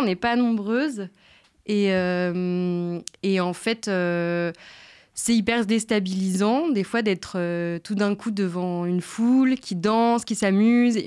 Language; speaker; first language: French; native; French